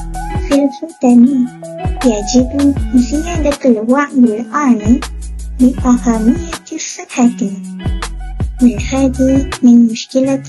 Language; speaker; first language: Arabic; non-native, learner; Malay